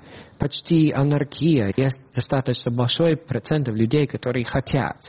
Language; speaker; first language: Russian; non-native, fluent; English